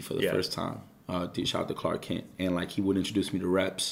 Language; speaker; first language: English; native; English